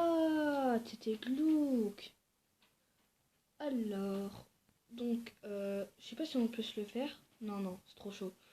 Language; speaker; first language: French; native; French